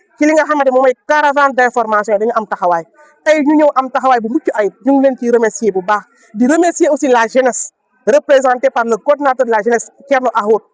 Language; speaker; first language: Wolof; non-native, local second language; Jola-Fonyi